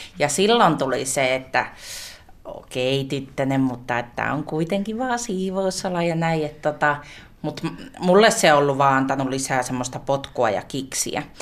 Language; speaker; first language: Finnish; native; Finnish